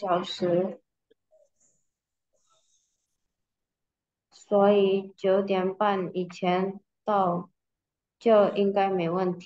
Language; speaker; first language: Chinese; non-native, learner; Indonesian